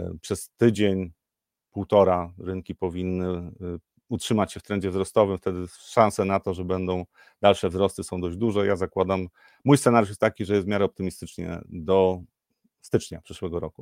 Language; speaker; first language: Polish; native; Polish